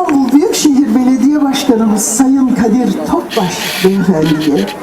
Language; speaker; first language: Turkish; native; Turkish